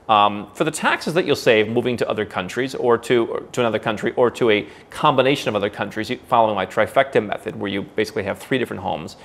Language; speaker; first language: English; native; English